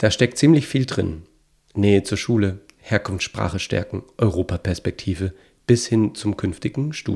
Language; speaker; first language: German; native; German